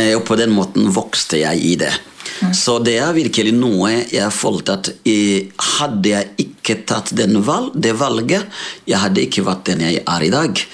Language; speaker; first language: Norwegian; non-native, fluent; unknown